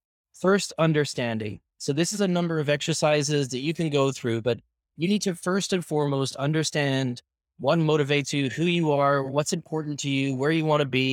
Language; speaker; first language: English; native; English